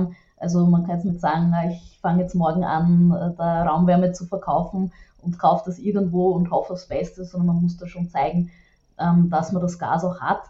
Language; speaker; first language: German; native; German